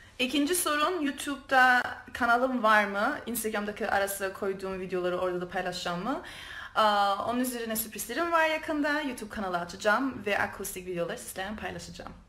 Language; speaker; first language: Turkish; early bilingual, heritage; Turkish